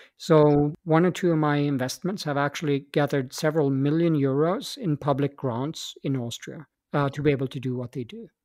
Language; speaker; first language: English; non-native, fluent; Swedish